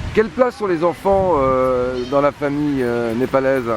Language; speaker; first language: French; native; French